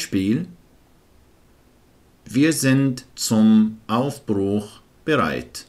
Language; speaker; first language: German; non-native, fluent; Arabic